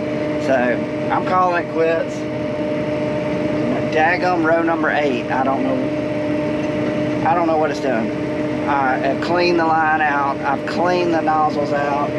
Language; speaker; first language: English; native; English